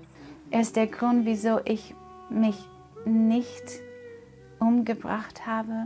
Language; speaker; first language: German; non-native, fluent; English